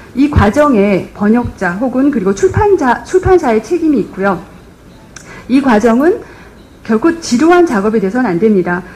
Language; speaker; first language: Korean; native; Korean